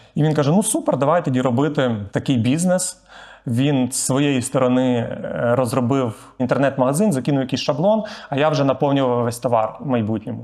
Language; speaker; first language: Ukrainian; native; Ukrainian